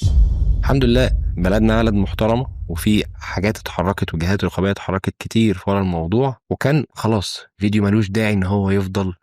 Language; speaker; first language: Arabic; native; Arabic